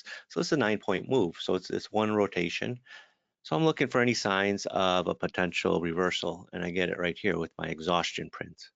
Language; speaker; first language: English; native; English